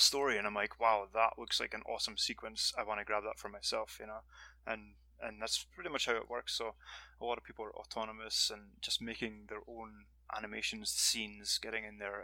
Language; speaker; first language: English; native; English